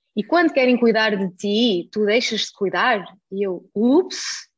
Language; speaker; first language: Portuguese; early bilingual, heritage; German